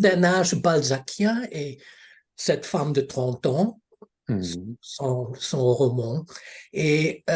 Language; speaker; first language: French; non-native, fluent; Russian